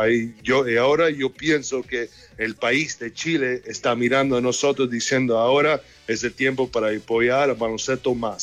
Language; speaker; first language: Spanish; early bilingual, heritage; English